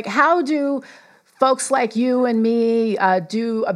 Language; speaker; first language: English; native; English